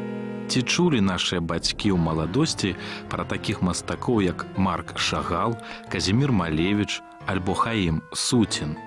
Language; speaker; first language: Belarusian; native; Belarusian